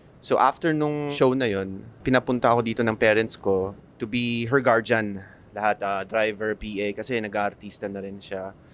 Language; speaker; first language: Filipino; non-native, local second language; Cebuano